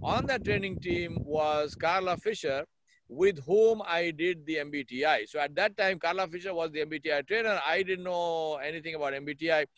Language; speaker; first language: English; non-native, local second language; Urdu